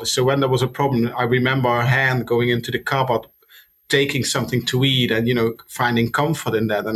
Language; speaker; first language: English; non-native, fluent; Dutch